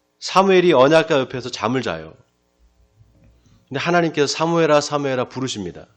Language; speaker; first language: Korean; native; Korean